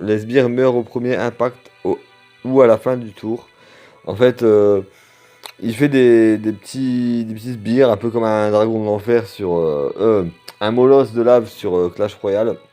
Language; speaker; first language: French; native; French